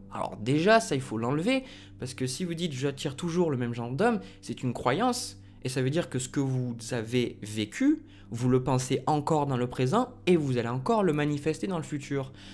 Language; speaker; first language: French; native; French